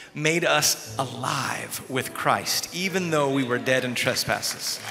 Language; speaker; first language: English; native; English